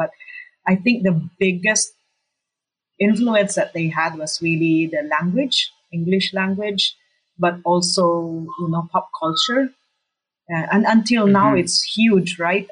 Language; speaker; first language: English; non-native, local second language; Cebuano